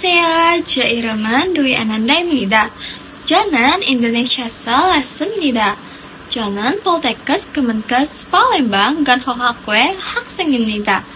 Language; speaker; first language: Korean; non-native, learner; Indonesian